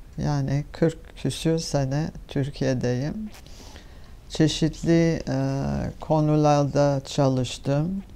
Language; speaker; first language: Turkish; non-native, fluent; French